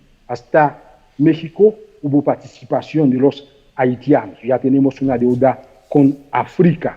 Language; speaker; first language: Spanish; non-native, fluent; Haitian Creole